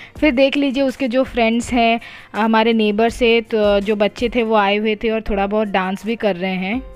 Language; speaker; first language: Hindi; non-native, local second language; Odia